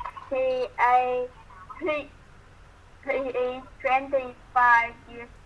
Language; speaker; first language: English; non-native, learner; Vietnamese